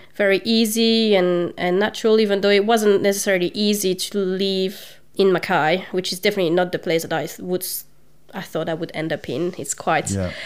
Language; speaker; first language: English; non-native, fluent; French